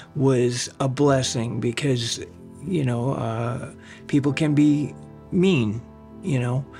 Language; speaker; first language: English; native; English